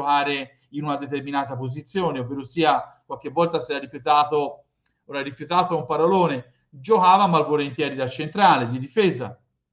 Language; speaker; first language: Italian; native; Italian